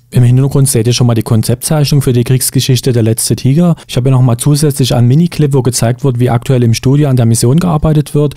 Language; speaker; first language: German; native; German